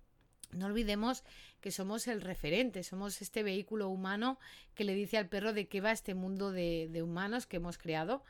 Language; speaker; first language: Spanish; native; Spanish